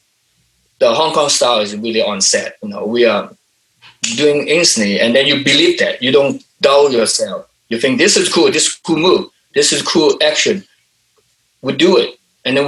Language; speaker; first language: English; non-native, local second language; Cantonese